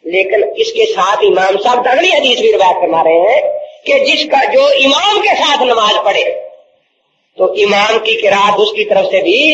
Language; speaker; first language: Urdu; native; Urdu